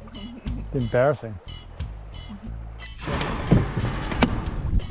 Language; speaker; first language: English; native; English